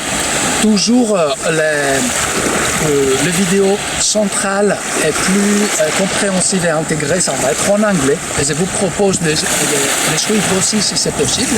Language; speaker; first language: French; non-native, fluent; Greek